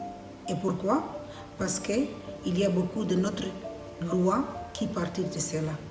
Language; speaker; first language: French; non-native, learner; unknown